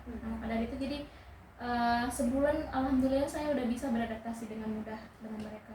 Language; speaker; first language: Indonesian; native; Indonesian